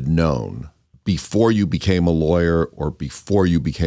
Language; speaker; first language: English; native; English